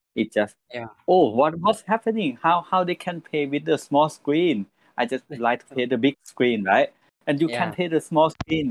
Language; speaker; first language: English; non-native, learner; Thai